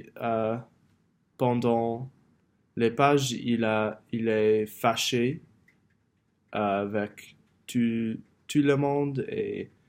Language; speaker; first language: French; non-native, learner; English